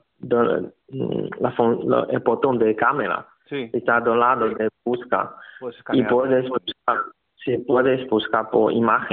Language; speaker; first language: Spanish; non-native, learner; Chinese